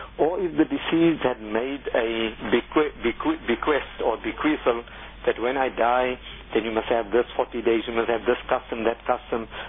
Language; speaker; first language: English; native; English